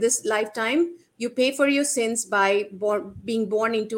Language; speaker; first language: English; non-native, local second language; Bangla